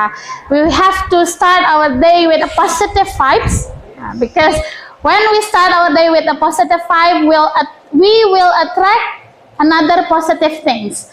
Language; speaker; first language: English; non-native, fluent; Indonesian